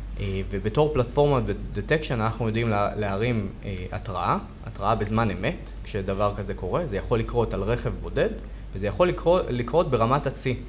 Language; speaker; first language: Hebrew; native; Hebrew